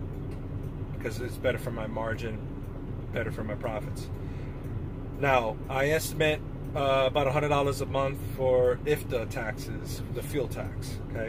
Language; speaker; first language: English; native; English